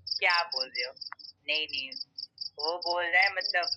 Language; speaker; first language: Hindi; non-native, learner; Bangla